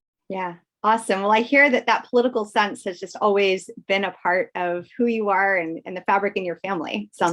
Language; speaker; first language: English; native; English